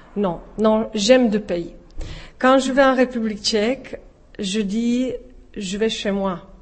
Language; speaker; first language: French; non-native, fluent; Czech